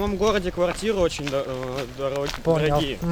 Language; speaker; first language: Russian; native; Russian